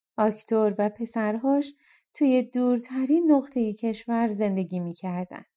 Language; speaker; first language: Persian; native; Persian